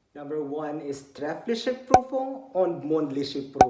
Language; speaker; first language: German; non-native, learner; Cebuano